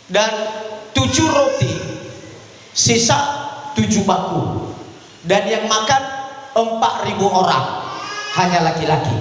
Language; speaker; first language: Indonesian; native; Indonesian